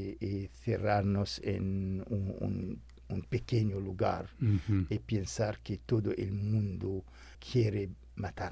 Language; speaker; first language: Spanish; non-native, fluent; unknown